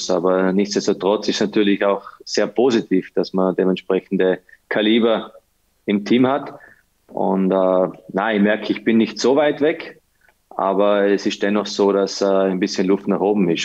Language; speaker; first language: German; native; German